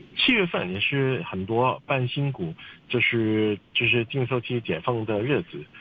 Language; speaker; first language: Chinese; non-native, local second language; Cantonese